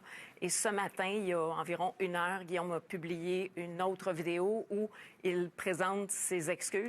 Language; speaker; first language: French; native; French